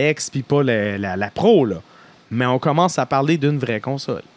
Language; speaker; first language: French; native; French